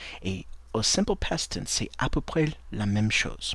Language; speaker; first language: French; non-native, fluent; English